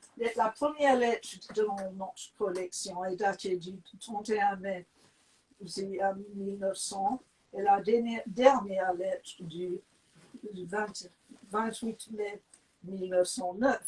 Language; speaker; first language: French; non-native, fluent; English